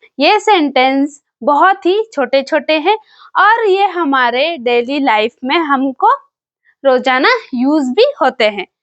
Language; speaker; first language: Hindi; non-native, local second language; Kannada